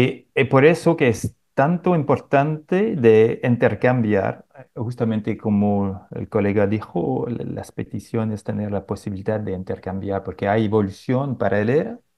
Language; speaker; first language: Spanish; non-native, fluent; French